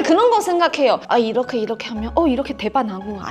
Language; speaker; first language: Korean; non-native, fluent; Chinese